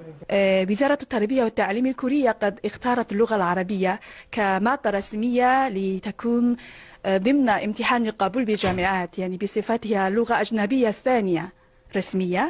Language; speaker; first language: Arabic; non-native, fluent; Korean